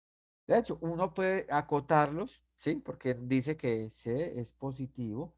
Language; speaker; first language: Spanish; native; Spanish